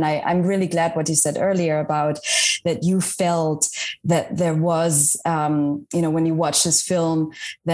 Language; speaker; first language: English; non-native, fluent; German